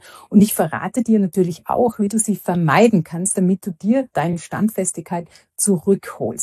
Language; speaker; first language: German; native; German